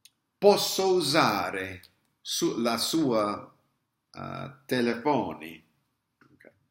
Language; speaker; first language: Italian; non-native, learner; English